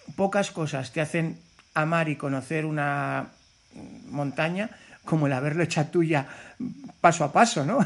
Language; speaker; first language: Spanish; native; Spanish